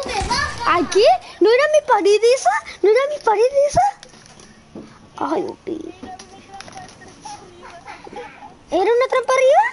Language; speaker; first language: Spanish; native; Spanish